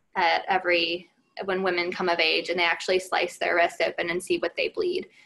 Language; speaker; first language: English; native; English